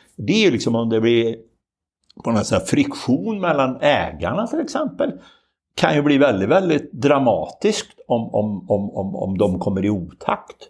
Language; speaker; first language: Swedish; native; Swedish